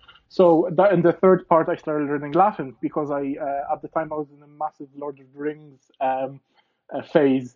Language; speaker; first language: English; non-native, fluent; Polish